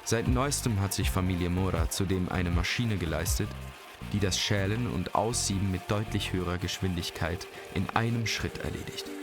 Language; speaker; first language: German; native; German